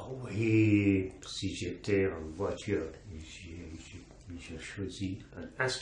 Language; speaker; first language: French; non-native, learner; English